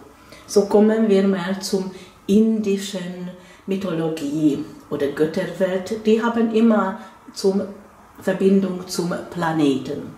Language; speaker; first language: German; non-native, fluent; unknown